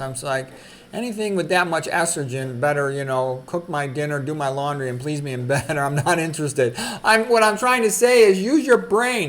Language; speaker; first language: English; native; English